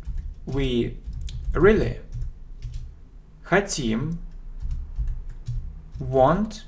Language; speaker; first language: English; non-native, fluent; Russian